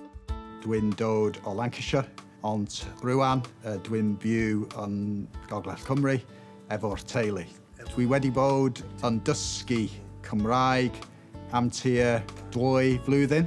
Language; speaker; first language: Welsh; non-native, learner; English